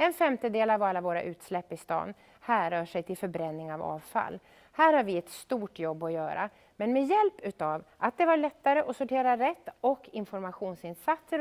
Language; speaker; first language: Swedish; native; Swedish